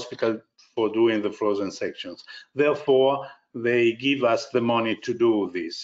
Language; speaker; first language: English; non-native, fluent; Italian